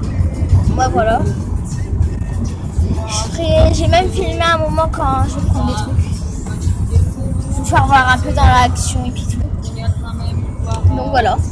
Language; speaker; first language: French; native; French